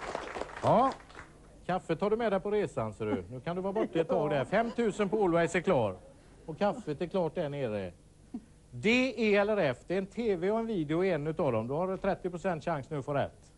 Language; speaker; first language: Swedish; native; Swedish